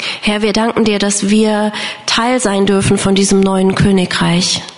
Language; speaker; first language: German; non-native, fluent; English